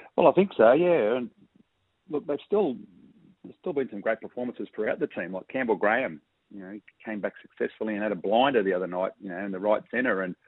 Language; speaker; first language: English; native; English